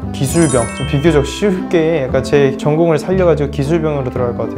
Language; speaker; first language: Korean; native; Korean